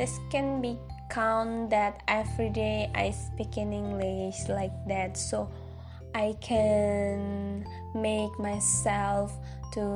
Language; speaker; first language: English; non-native, learner; Indonesian